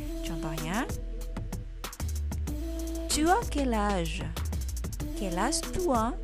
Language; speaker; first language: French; non-native, learner; Indonesian